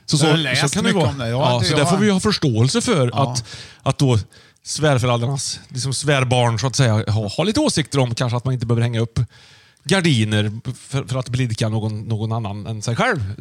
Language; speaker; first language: Swedish; native; Swedish